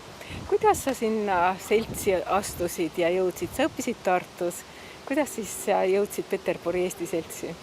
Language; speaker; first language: Estonian; native; Estonian